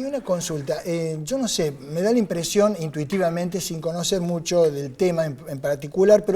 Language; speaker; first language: Spanish; native; Spanish